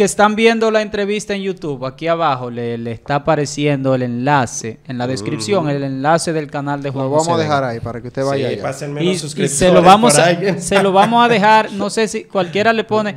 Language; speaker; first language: Spanish; native; Spanish